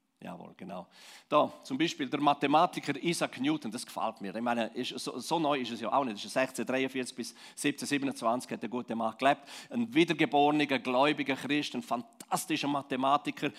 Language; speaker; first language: German; non-native, local second language; Romansh